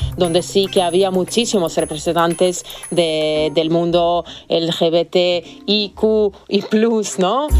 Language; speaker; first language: Spanish; non-native, fluent; Serbian